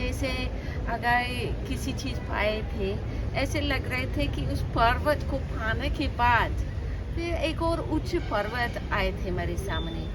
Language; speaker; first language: Hindi; non-native, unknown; English